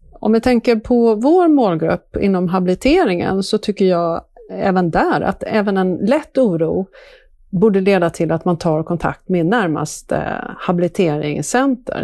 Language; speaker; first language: Swedish; native; Swedish